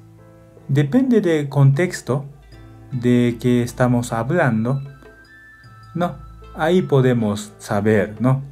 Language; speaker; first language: Spanish; non-native, fluent; Japanese